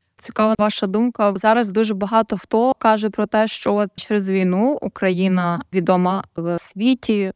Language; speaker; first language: Ukrainian; native; Ukrainian